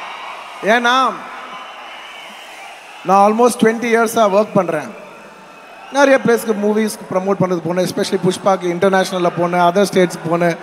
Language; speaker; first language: Tamil; non-native, local second language; Telugu